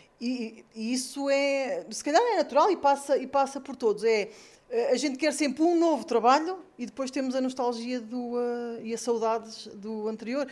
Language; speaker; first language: Portuguese; native; Portuguese